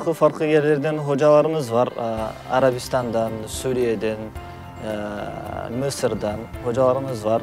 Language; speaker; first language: Turkish; non-native, fluent; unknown